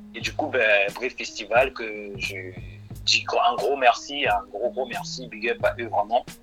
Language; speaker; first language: French; non-native, local second language; Lingala